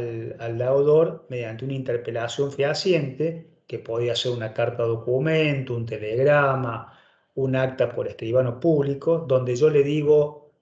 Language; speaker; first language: Spanish; native; Spanish